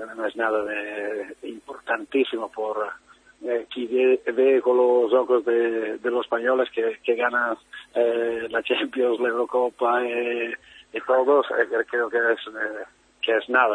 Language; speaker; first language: Spanish; non-native, fluent; Italian